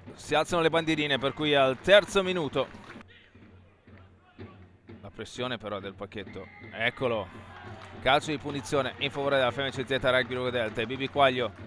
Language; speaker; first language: Italian; native; Italian